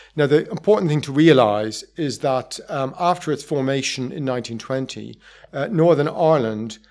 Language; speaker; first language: English; native; English